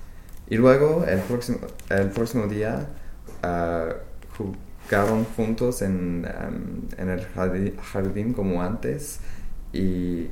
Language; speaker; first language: Spanish; non-native, learner; English